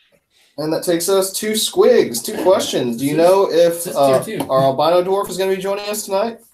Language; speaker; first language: English; native; English